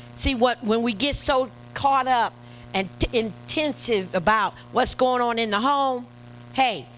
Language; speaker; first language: English; native; English